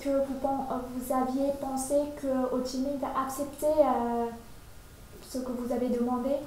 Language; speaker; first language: French; non-native, fluent; Vietnamese